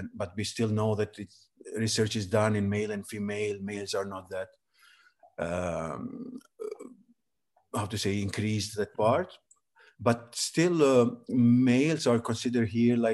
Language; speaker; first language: English; non-native, fluent; Serbian